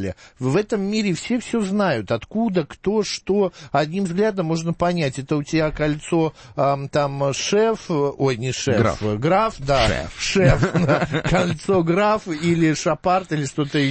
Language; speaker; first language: Russian; native; Russian